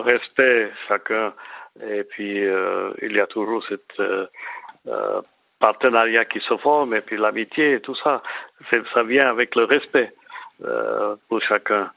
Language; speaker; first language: French; non-native, fluent; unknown